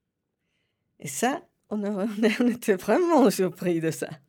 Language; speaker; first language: French; non-native, fluent; Italian